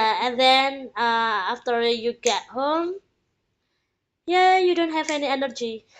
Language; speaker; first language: English; non-native, fluent; Indonesian